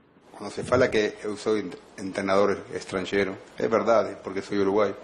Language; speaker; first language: Portuguese; non-native, fluent; Spanish